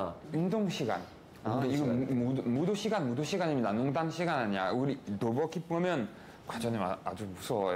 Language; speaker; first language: Korean; non-native, learner; French